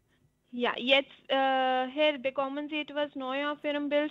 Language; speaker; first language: German; non-native, learner; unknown